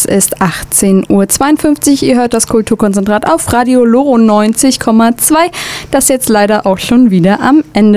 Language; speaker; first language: German; native; German